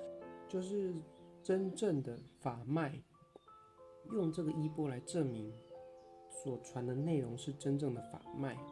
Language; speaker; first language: Chinese; native; Chinese